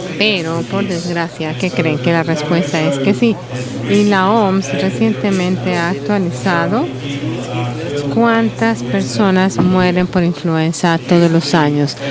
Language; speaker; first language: Spanish; non-native, learner; English